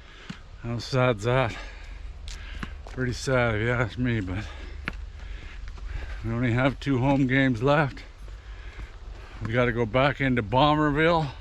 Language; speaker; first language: English; native; English